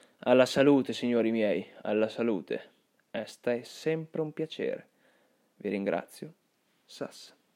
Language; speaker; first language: Italian; early bilingual, other home language; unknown